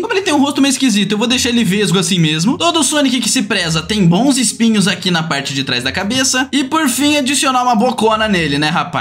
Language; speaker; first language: Portuguese; native; Portuguese